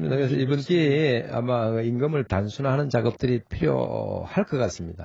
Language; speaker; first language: Korean; native; Korean